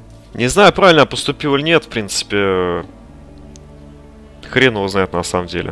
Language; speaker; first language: Russian; native; Russian